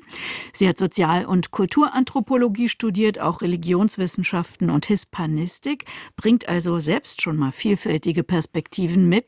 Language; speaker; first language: German; native; German